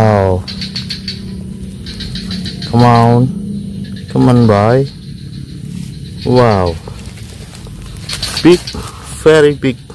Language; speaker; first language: English; non-native, learner; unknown